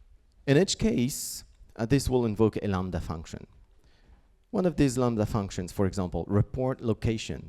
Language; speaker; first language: English; non-native, fluent; French